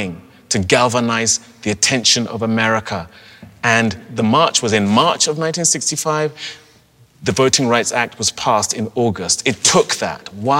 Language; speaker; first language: English; native; English